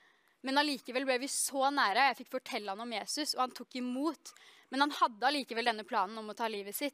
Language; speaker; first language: Norwegian; native; Norwegian